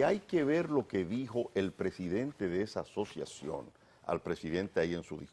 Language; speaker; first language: Spanish; native; Spanish